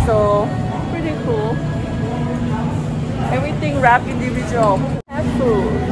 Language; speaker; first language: English; non-native, fluent; Thai